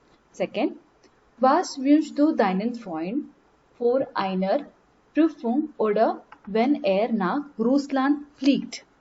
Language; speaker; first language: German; non-native, learner; Marathi